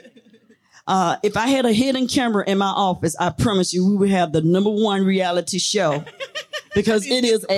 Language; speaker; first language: English; native; English